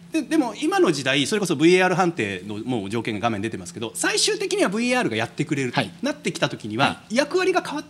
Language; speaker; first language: Japanese; native; Japanese